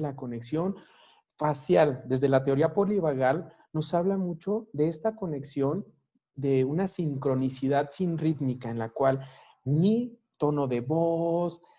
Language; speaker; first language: Spanish; native; Spanish